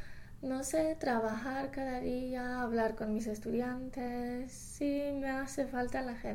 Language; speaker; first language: Spanish; non-native, fluent; English